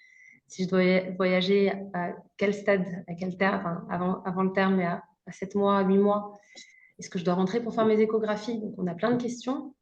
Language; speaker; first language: French; native; French